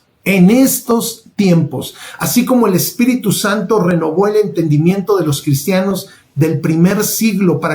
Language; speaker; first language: Spanish; native; Spanish